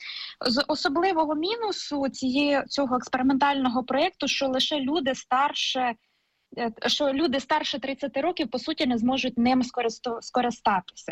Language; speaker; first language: Ukrainian; native; Ukrainian